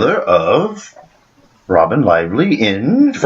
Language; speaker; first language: English; native; English